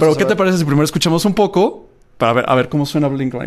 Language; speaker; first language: Spanish; native; Spanish